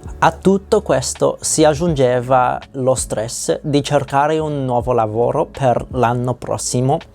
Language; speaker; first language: Italian; non-native, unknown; English